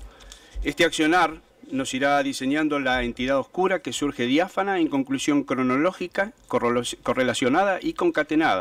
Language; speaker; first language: Spanish; native; Spanish